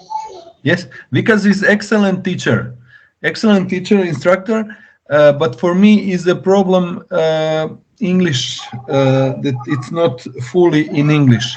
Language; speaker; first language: English; non-native, learner; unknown